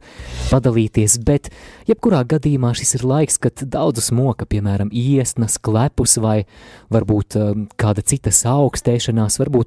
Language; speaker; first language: Latvian; native; Latvian